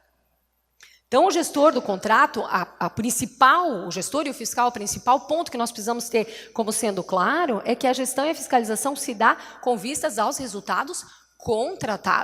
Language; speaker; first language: Portuguese; native; Portuguese